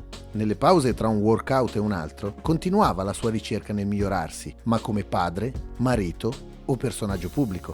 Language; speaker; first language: Italian; native; Italian